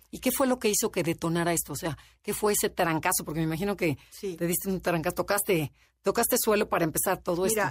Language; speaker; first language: Spanish; native; Spanish